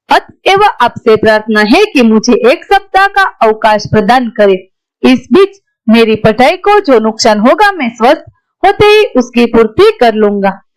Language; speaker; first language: Hindi; non-native, local second language; Gujarati